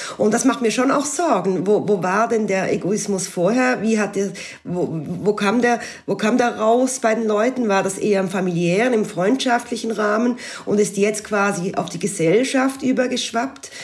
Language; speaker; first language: German; native; German